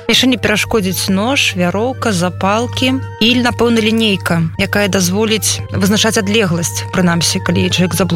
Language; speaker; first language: Belarusian; native; Belarusian